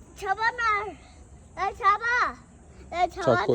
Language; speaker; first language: Korean; early bilingual, other home language; Uzbek